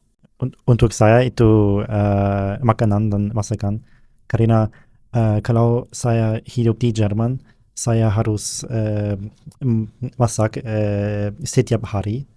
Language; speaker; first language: Indonesian; non-native, learner; German